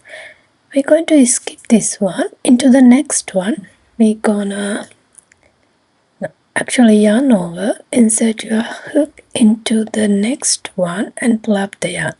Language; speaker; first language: English; non-native, fluent; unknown